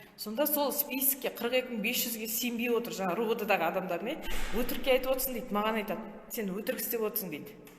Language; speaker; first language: Kazakh; native; Kazakh